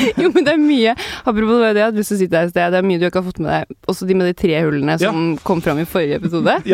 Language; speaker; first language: Norwegian; native; Norwegian